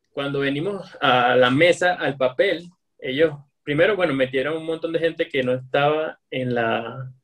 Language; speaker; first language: Spanish; native; Spanish